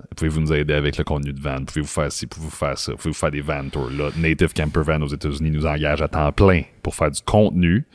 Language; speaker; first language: French; native; French